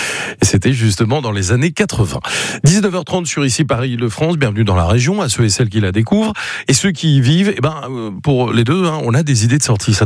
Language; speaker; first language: French; native; French